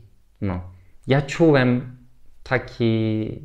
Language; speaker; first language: Polish; non-native, learner; Turkish